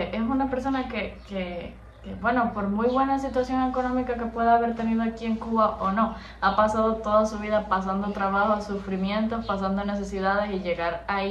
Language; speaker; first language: Spanish; native; Spanish